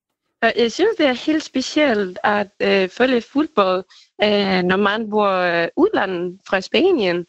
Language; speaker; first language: Danish; non-native, learner; Spanish